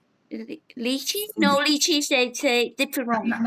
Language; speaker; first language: French; non-native, learner; Vietnamese